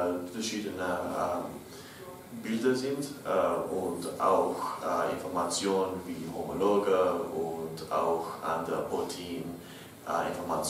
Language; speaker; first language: German; non-native, learner; English